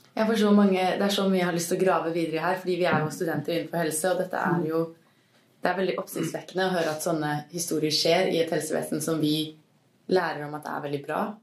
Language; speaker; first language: Norwegian; native; Norwegian